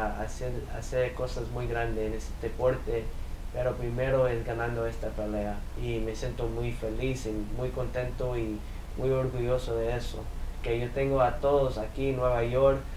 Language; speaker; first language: Spanish; early bilingual, heritage; English